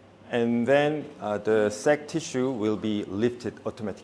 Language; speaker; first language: English; non-native, fluent; Korean